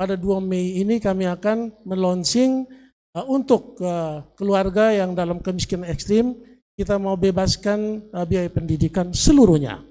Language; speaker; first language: Indonesian; native; Indonesian